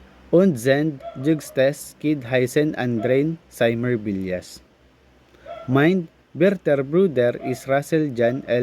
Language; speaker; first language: German; non-native, learner; Filipino